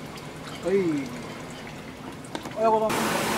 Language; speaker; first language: Japanese; native; Japanese